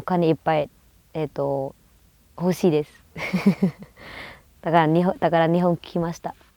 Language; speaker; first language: Japanese; non-native, learner; Vietnamese